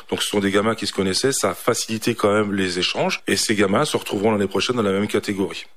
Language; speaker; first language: French; native; French